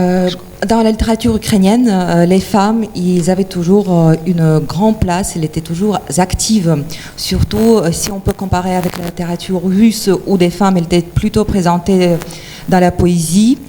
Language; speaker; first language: French; non-native, fluent; Ukrainian